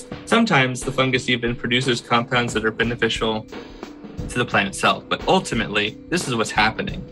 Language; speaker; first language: English; native; English